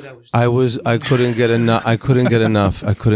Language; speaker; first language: English; non-native, fluent; Hebrew